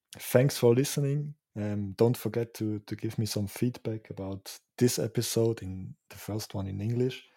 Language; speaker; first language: English; non-native, fluent; Swiss German